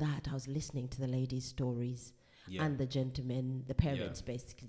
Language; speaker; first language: English; non-native, local second language; Ganda